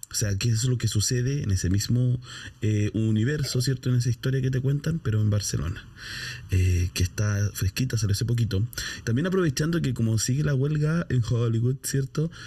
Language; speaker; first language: Spanish; native; Spanish